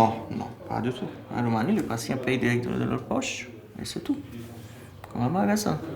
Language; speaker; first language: French; non-native, learner; Romanian